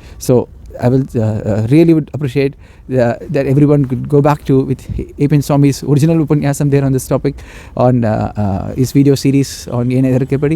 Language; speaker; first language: English; non-native, local second language; Tamil